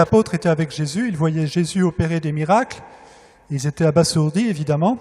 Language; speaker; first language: French; native; French